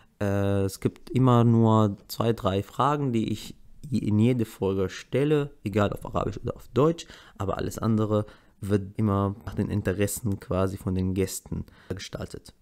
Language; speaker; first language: German; non-native, fluent; Arabic